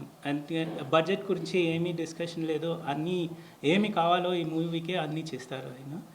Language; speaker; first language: Telugu; non-native, learner; Tamil